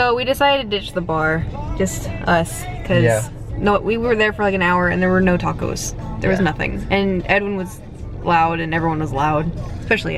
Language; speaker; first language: English; native; English